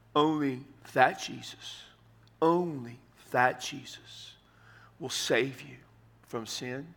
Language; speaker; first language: English; native; English